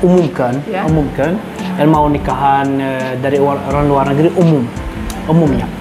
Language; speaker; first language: Indonesian; non-native, learner; Arabic